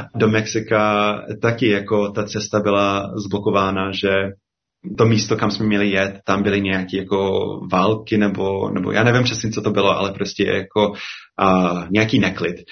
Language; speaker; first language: Czech; non-native, fluent; English